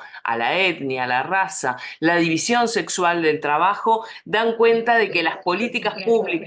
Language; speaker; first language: Spanish; native; Spanish